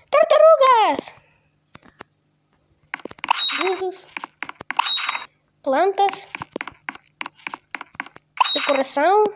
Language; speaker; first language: Spanish; non-native, learner; Portuguese